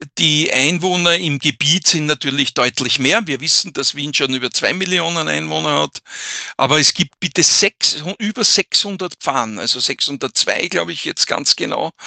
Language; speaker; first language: German; native; German